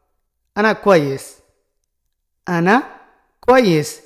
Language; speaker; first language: Arabic; non-native, fluent; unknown